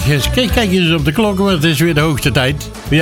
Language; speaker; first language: Dutch; native; Dutch